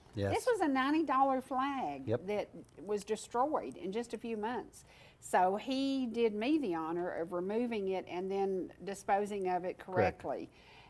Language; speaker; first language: English; native; English